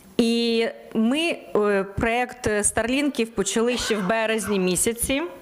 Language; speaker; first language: Ukrainian; native; Ukrainian